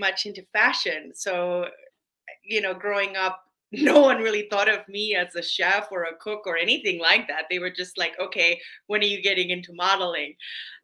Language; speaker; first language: English; native; English